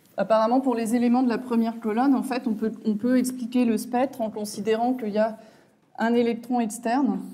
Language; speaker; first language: French; native; French